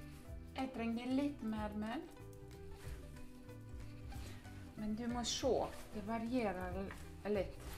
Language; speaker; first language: Norwegian; non-native, learner; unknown